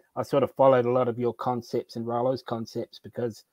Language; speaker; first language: English; native; English